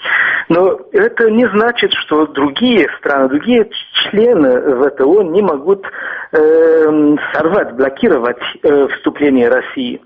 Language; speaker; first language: Russian; non-native, fluent; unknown